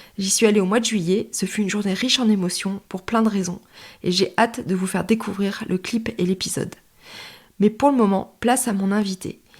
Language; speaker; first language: French; native; French